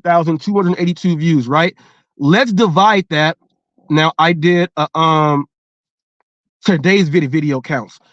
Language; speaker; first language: English; native; English